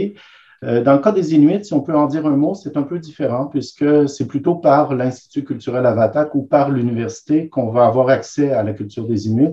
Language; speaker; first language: French; native; French